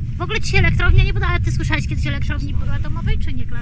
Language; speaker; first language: Polish; native; Polish